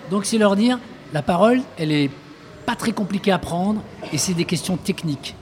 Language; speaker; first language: French; early bilingual, other home language; Arabic